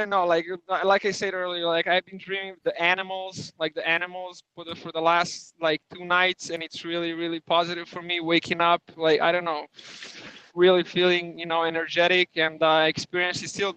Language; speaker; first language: English; non-native, fluent; Serbian